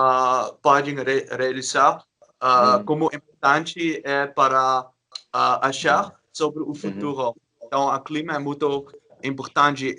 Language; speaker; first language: Portuguese; non-native, learner; Dutch